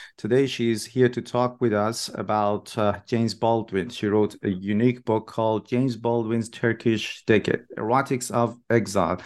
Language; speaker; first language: English; non-native, fluent; Persian